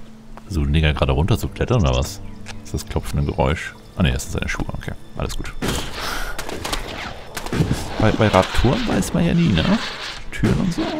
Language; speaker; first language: German; native; German